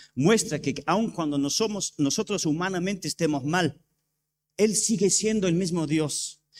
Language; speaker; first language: Spanish; non-native, fluent; English